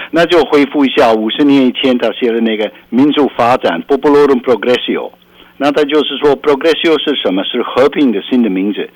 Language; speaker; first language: Chinese; non-native, fluent; Dutch